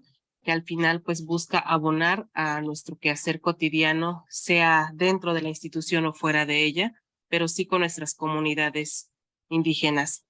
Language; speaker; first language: Spanish; native; Spanish